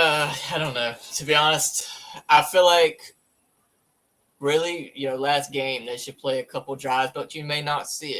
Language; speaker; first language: English; native; English